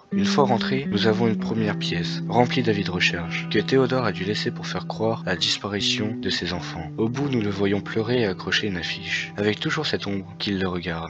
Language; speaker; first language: French; native; French